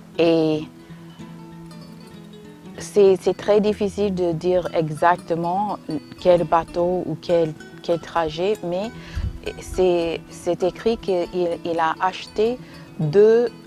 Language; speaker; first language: French; non-native, fluent; English